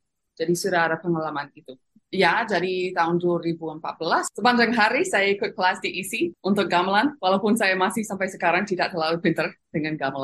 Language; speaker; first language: Indonesian; non-native, fluent; English